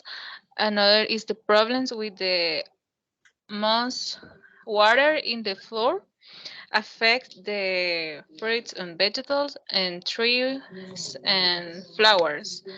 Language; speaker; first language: English; non-native, learner; Spanish